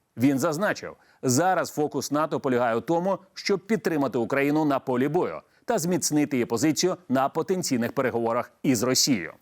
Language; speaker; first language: Ukrainian; native; Ukrainian